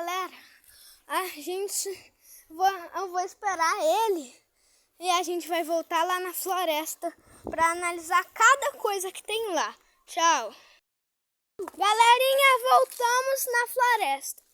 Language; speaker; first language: Portuguese; native; Portuguese